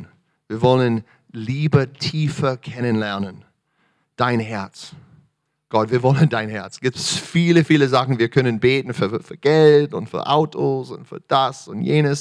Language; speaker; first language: German; non-native, fluent; English